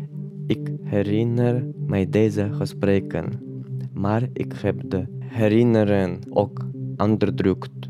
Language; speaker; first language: Dutch; non-native, learner; Chechen